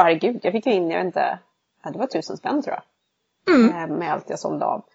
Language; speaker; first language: Swedish; native; Swedish